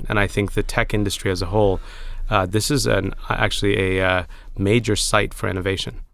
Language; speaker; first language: English; early bilingual, other home language; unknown